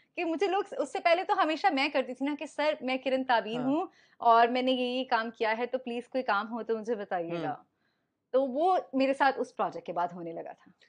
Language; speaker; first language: Urdu; native; Urdu